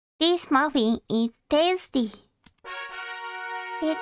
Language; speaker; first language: English; non-native, learner; Japanese